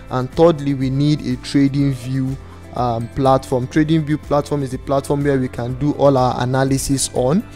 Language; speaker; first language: English; non-native, local second language; Yoruba